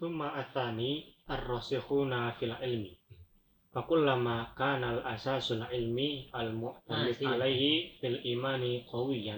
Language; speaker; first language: Arabic; non-native, learner; Indonesian